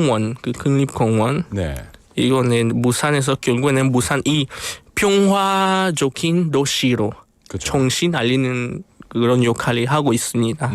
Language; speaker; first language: Korean; non-native, fluent; Spanish